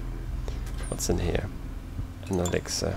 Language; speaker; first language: English; native; English